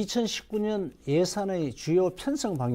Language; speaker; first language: Korean; native; Korean